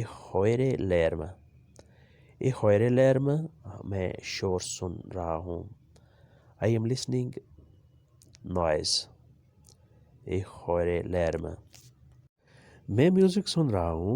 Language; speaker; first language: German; non-native, learner; Urdu